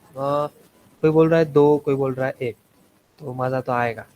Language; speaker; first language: Hindi; non-native, local second language; Marathi